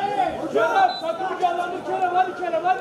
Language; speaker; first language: Turkish; native; Turkish